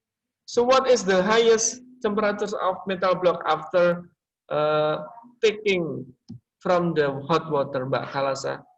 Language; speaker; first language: English; non-native, learner; Indonesian